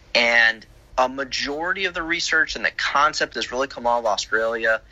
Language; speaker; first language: English; native; English